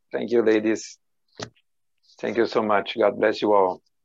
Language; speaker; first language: English; non-native, learner; Portuguese